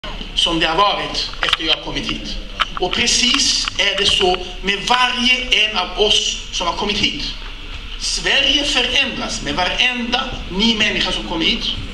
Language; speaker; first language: Swedish; non-native, fluent; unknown